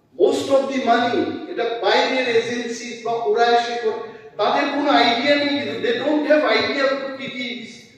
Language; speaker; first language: Bangla; non-native, local second language; Kok Borok